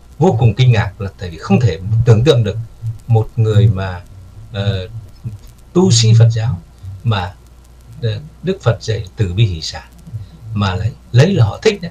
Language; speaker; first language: Vietnamese; native; Vietnamese